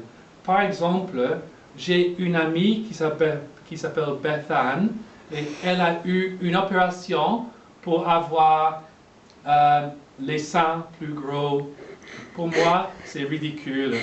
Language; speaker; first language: French; non-native, fluent; English